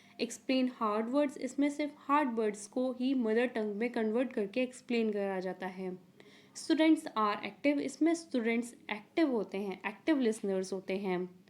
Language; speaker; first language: Hindi; native; Hindi